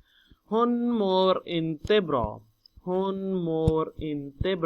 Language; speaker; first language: Swedish; non-native, learner; Urdu